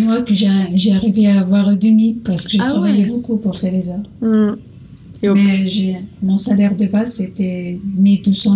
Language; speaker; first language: French; non-native, learner; Portuguese